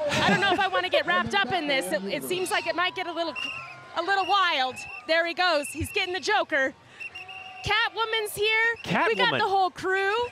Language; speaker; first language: English; native; English